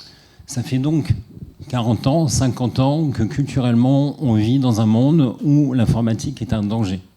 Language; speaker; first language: French; native; French